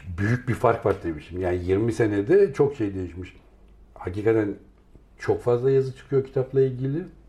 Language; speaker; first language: Turkish; native; Turkish